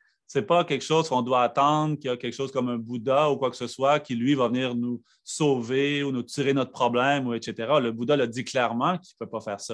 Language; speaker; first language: French; native; French